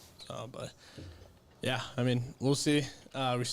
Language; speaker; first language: English; native; English